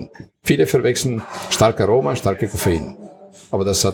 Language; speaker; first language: German; non-native, fluent; Italian